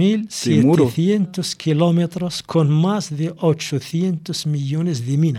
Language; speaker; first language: Spanish; non-native, local second language; Arabic